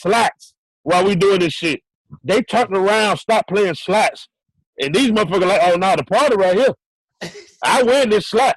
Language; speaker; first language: English; native; English